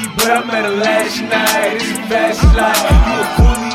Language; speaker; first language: English; native; English